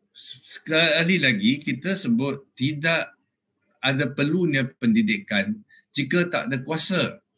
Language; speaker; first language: Malay; non-native, local second language; Chinese